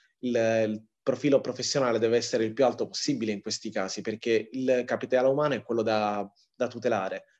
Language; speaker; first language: Italian; early bilingual, other home language; Tigrinya